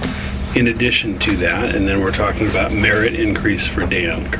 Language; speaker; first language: English; native; English